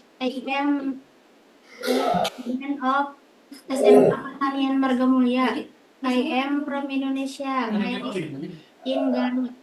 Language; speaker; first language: English; non-native, learner; Indonesian